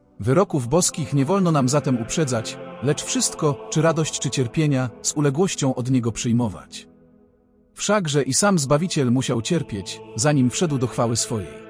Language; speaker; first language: Polish; native; Polish